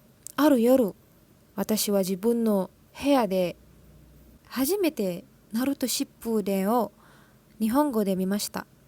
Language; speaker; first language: Japanese; non-native, learner; Malay